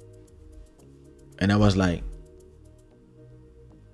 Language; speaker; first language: English; non-native, fluent; French